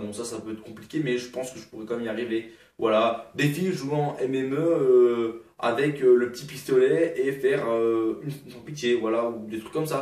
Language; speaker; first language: French; native; French